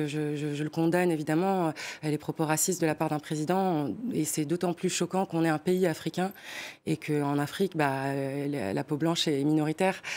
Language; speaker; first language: French; non-native, local second language; Arabic